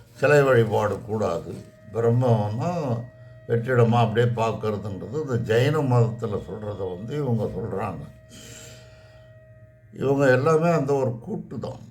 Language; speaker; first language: Tamil; native; Tamil